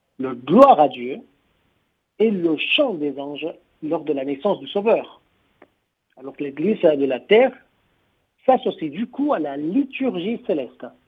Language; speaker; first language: French; non-native, fluent; Spanish